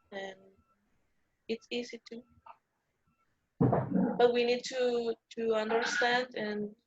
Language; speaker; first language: English; non-native, learner; Spanish